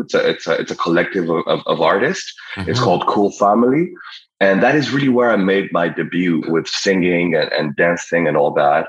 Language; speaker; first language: English; non-native, local second language; Kinyarwanda